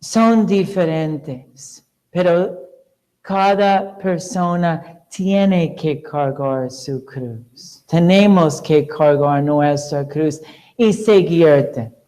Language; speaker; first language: Spanish; non-native, fluent; English